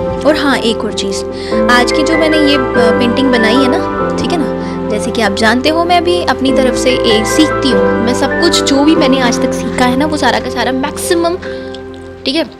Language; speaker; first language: Hindi; non-native, local second language; Dogri